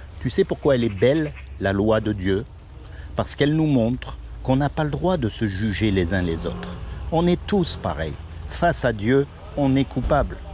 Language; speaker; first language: French; native; French